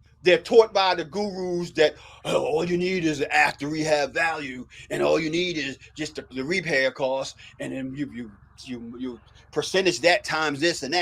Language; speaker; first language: English; native; English